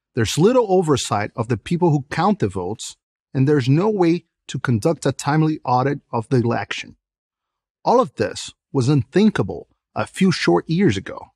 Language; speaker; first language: English; non-native, fluent; Portuguese